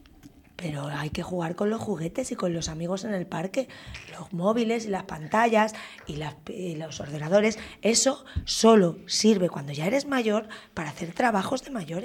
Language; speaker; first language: Spanish; native; Spanish